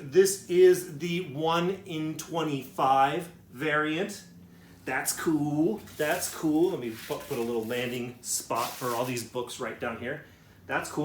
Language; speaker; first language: English; native; English